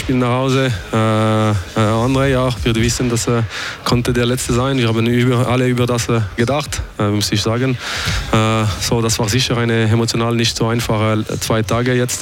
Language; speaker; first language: German; non-native, local second language; French